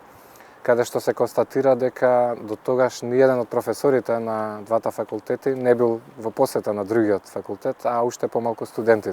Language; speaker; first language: Macedonian; native; Macedonian